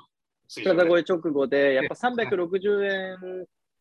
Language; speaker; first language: Japanese; native; Japanese